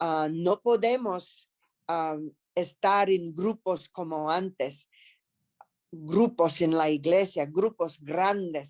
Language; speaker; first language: Spanish; non-native, fluent; English